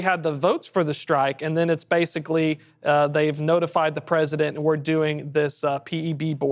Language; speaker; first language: English; native; English